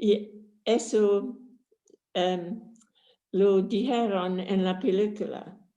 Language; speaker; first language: Spanish; non-native, fluent; English